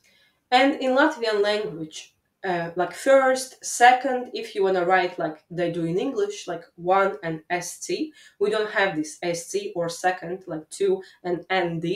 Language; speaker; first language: English; non-native, fluent; Latvian